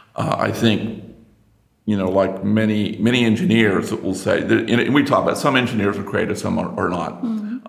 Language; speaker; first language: English; native; English